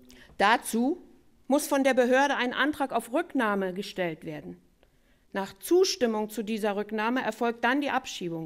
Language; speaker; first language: German; native; German